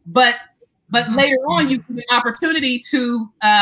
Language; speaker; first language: English; native; English